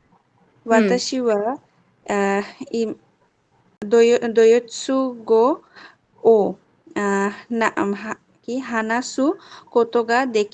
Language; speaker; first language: Japanese; non-native, learner; Bangla